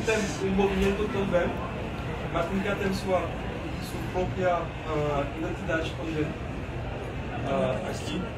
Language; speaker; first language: Portuguese; non-native, learner; French